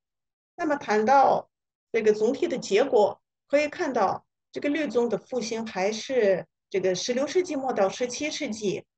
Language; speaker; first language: Chinese; non-native, fluent; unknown